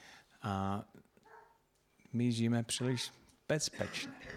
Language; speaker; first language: Czech; non-native, fluent; English